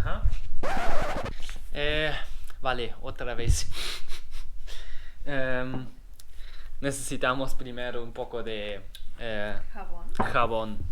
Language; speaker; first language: Spanish; non-native, learner; German